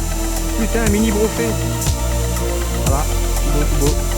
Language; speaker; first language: French; native; French